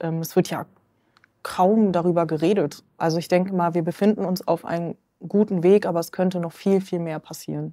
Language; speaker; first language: German; native; German